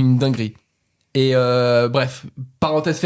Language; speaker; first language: French; native; French